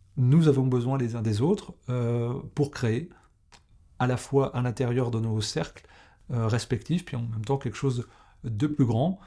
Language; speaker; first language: French; native; French